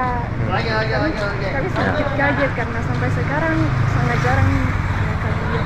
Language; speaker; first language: Indonesian; non-native, fluent; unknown